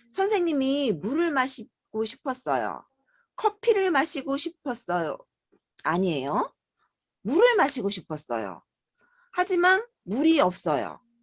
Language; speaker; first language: Korean; native; Korean